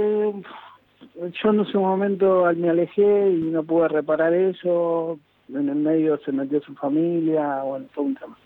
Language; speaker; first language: Spanish; native; Spanish